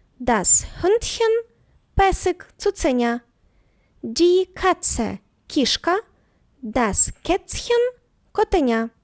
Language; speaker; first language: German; non-native, fluent; Ukrainian